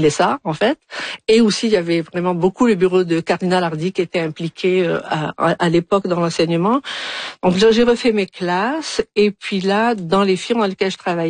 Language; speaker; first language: French; non-native, local second language; Arabic